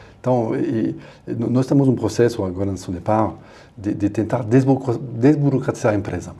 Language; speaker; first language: Portuguese; non-native, fluent; French